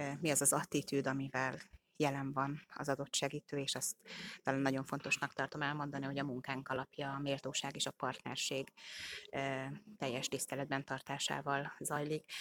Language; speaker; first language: Hungarian; native; Hungarian